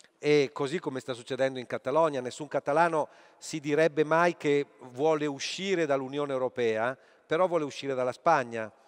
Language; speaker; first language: Italian; native; Italian